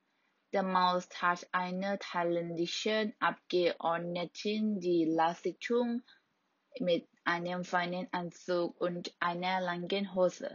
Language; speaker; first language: German; non-native, learner; Thai